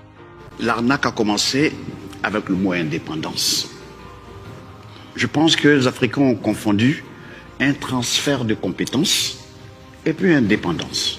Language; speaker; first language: French; non-native, local second language; Dyula